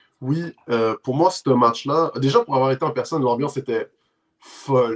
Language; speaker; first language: French; native; French